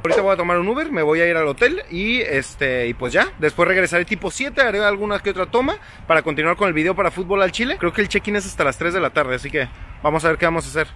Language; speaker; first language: Spanish; native; Spanish